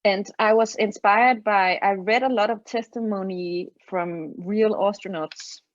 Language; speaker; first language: English; non-native, fluent; Danish